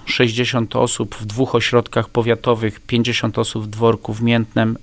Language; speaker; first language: Polish; native; Polish